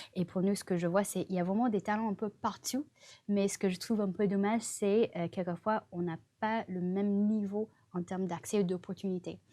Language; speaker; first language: French; non-native, fluent; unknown